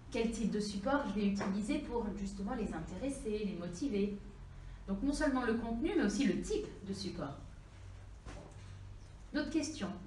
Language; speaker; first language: French; native; French